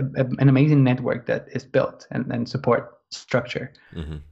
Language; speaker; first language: English; non-native, fluent; Spanish